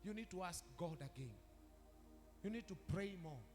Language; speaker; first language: English; non-native, local second language; Swahili